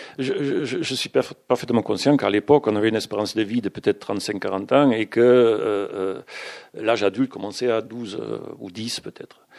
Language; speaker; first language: French; non-native, fluent; German